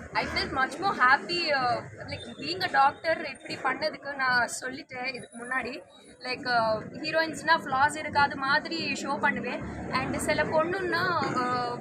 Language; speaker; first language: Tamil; non-native, learner; Telugu